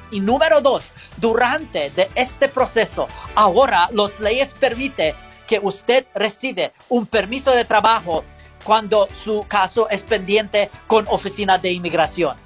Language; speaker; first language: Spanish; non-native, learner; English